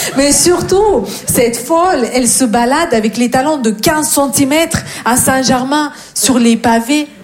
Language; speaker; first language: French; non-native, fluent; Russian